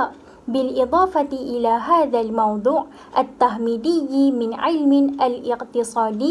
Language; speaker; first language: Arabic; non-native, learner; Malay